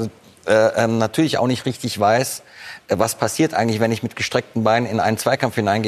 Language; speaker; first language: German; native; German